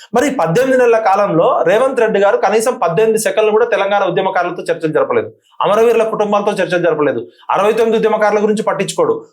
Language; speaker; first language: Telugu; native; Telugu